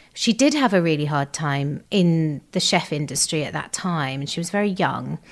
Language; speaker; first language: English; native; English